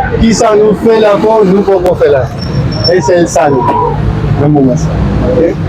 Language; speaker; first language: Haitian Creole; non-native, learner; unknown